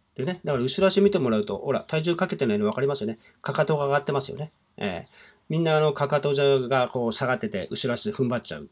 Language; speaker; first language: Japanese; native; Japanese